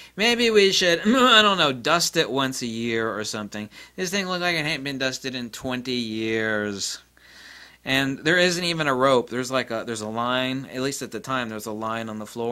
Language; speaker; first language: English; native; English